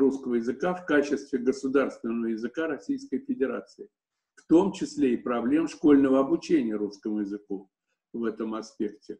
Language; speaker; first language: Russian; native; Russian